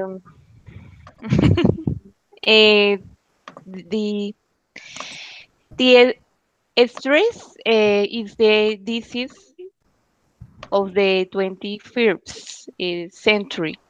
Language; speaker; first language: English; non-native, learner; Spanish